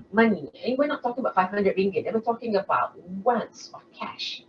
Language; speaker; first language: English; non-native, local second language; Malay